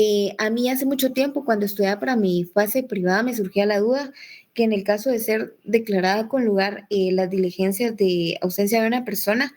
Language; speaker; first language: Spanish; native; Spanish